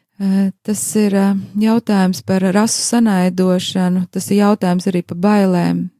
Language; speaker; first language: Latvian; native; Latvian